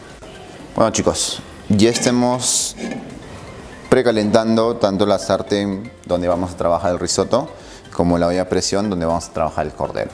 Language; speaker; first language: Spanish; native; Spanish